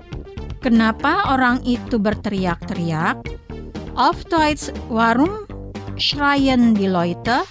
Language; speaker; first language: German; non-native, fluent; Indonesian